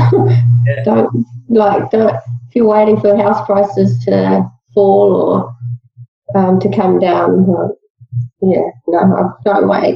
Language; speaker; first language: English; native; English